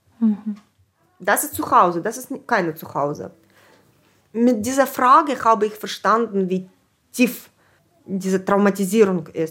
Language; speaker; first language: German; non-native, fluent; Ukrainian